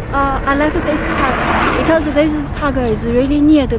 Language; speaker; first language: English; non-native, learner; Chinese